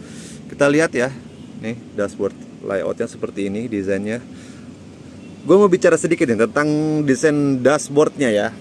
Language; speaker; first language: Indonesian; native; Indonesian